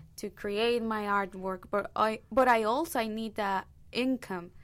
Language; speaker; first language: English; non-native, fluent; Spanish